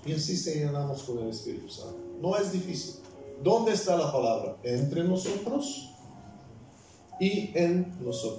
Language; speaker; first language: Spanish; non-native, fluent; Bulgarian